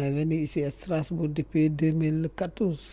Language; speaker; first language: French; non-native, learner; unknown